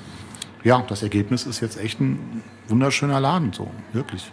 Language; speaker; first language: German; native; German